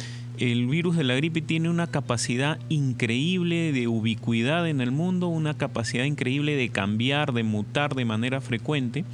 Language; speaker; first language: Spanish; native; Spanish